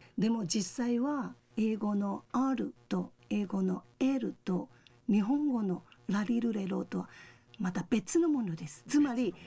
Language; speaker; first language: Japanese; non-native, fluent; Cantonese